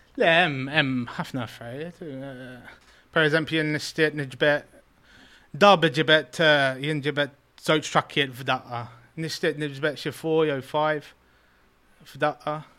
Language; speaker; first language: Maltese; early bilingual, heritage; Maltese